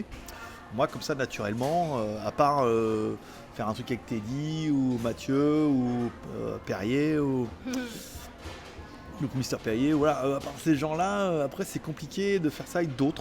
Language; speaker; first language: French; native; French